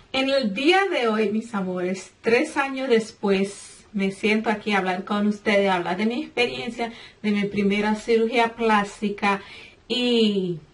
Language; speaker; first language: Spanish; native; Spanish